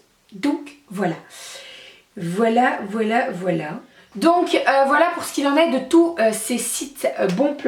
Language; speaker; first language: French; native; French